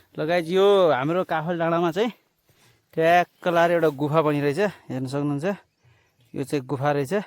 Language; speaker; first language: Nepali; non-native, local second language; Rana Tharu